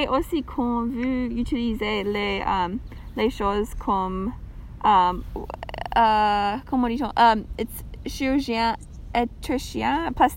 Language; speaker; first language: French; non-native, learner; English